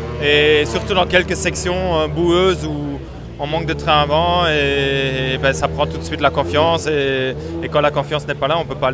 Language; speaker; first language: French; native; French